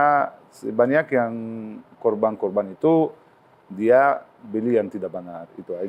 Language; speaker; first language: Indonesian; non-native, learner; Arabic